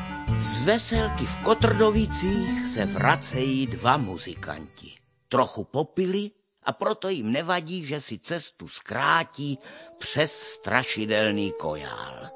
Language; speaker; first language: Czech; native; Czech